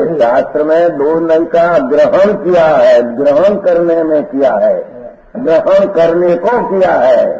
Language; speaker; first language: Hindi; non-native, local second language; Gujarati